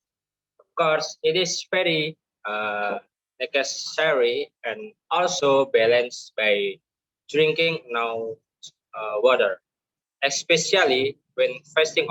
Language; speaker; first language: English; non-native, learner; Indonesian